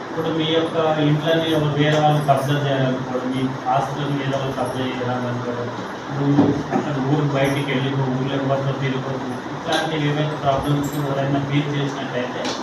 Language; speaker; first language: Telugu; native; Telugu